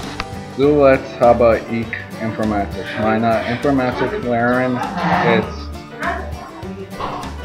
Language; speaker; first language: German; non-native, learner; English